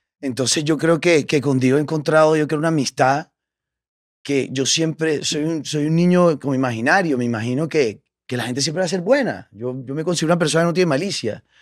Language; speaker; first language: Spanish; native; Spanish